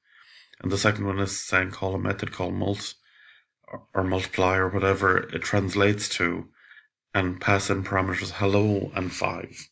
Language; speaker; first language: English; native; English